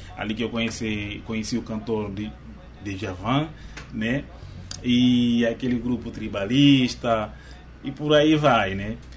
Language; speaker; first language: Portuguese; non-native, local second language; Upper Guinea Crioulo